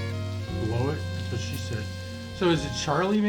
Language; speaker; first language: English; native; English